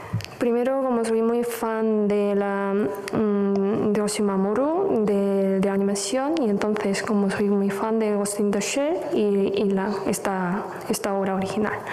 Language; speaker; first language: Spanish; non-native, fluent; Korean